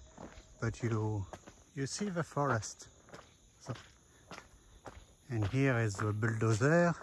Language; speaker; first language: English; non-native, learner; French